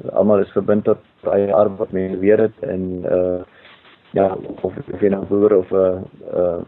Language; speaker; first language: Afrikaans; non-native, fluent; German